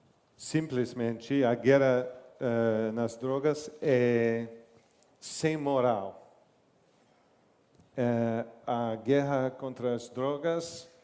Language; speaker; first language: Portuguese; non-native, learner; English